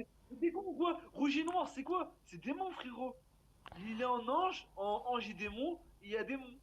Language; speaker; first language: French; native; French